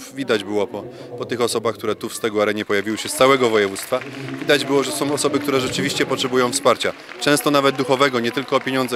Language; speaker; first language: Polish; native; Polish